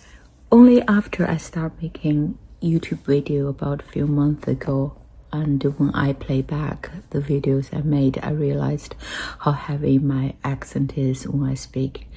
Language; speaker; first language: English; non-native, fluent; Chinese